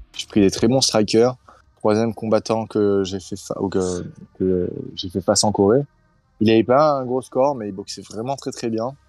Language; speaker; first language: French; native; French